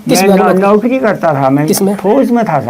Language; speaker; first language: Hindi; non-native, local second language; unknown